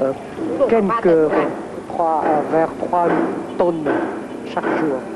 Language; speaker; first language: French; non-native, fluent; Vietnamese